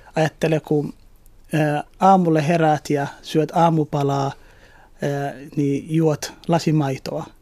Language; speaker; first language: Finnish; early bilingual, other home language; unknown